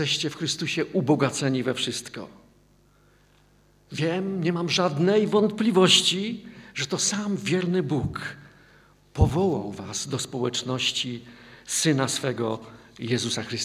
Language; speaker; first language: Polish; native; Polish